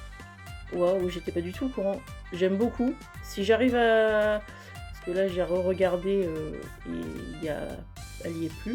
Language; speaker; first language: French; native; French